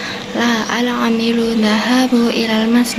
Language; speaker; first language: Arabic; non-native, learner; Indonesian